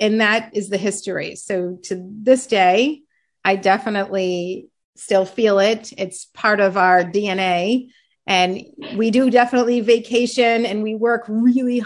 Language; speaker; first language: English; native; English